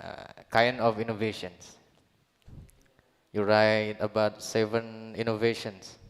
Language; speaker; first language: English; non-native, learner; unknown